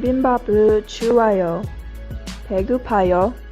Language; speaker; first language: Korean; non-native, learner; English